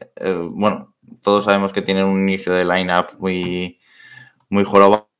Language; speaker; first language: Spanish; native; Spanish